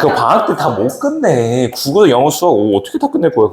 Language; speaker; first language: Korean; native; Korean